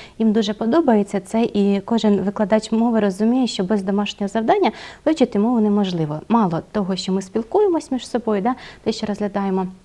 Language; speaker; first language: Ukrainian; native; Ukrainian